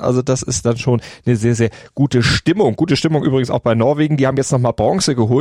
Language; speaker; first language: German; native; German